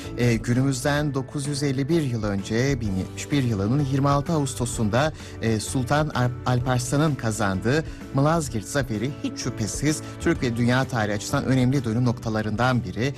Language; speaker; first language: Turkish; native; Turkish